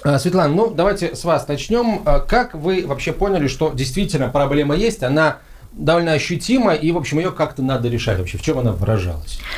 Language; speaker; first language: Russian; native; Russian